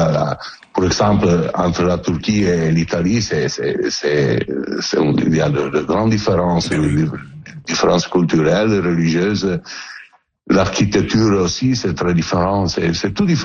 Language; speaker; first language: French; non-native, learner; Italian